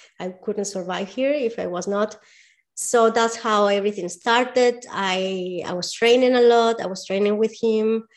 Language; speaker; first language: English; non-native, fluent; Spanish